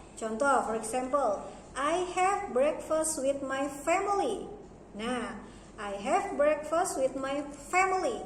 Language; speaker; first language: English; non-native, learner; Indonesian